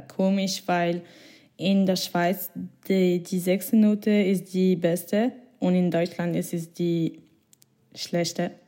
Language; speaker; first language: German; non-native, learner; French